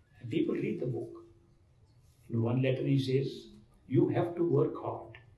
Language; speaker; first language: English; non-native, local second language; Hindi